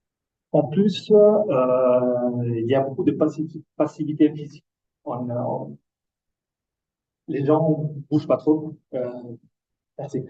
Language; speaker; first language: French; non-native, fluent; Italian